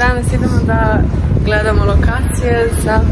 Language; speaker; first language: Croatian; non-native, fluent; Russian